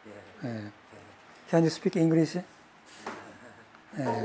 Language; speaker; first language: English; non-native, learner; Korean